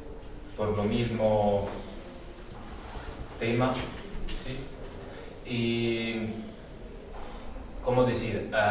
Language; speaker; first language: Spanish; non-native, learner; Italian